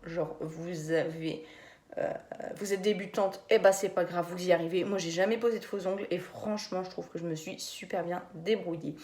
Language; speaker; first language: French; native; French